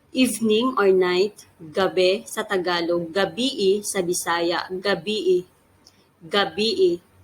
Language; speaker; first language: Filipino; non-native, local second language; Cebuano